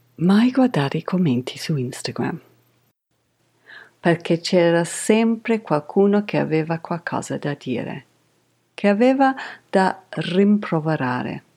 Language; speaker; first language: Italian; non-native, fluent; English